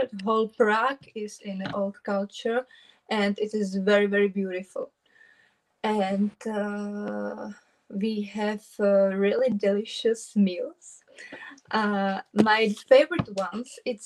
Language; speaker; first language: English; non-native, learner; Czech